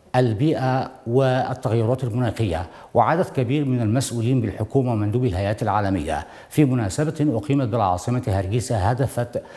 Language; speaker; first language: Arabic; non-native, local second language; Somali